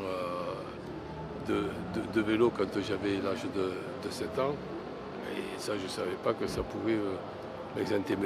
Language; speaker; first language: French; native; French